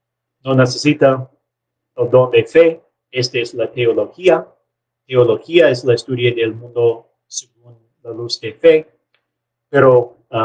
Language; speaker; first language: Spanish; non-native, learner; English